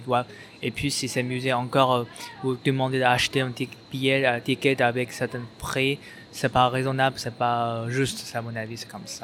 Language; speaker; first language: French; non-native, fluent; Chinese